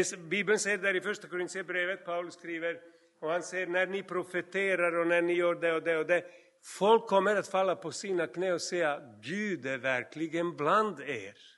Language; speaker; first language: Swedish; non-native, fluent; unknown